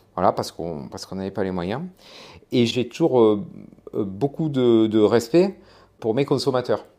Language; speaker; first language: French; native; French